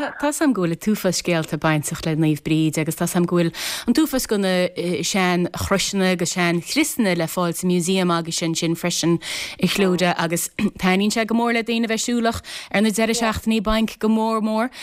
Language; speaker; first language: Irish; native; Irish